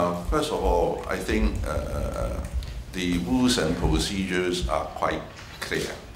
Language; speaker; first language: English; non-native, local second language; Cantonese